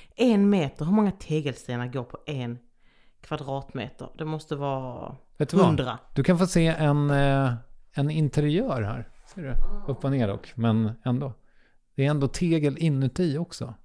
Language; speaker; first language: Swedish; native; Swedish